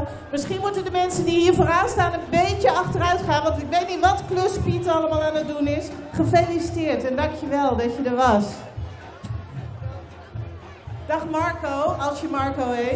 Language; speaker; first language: Dutch; native; Dutch